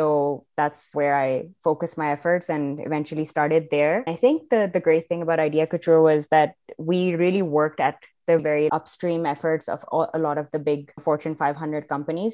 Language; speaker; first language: English; non-native, local second language; Urdu